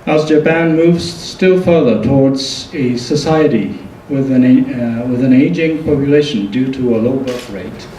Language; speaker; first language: English; non-native, fluent; Japanese